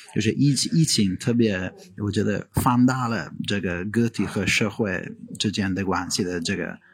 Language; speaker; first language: Chinese; non-native, fluent; Italian